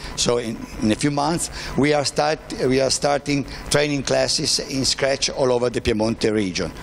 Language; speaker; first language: English; non-native, fluent; Italian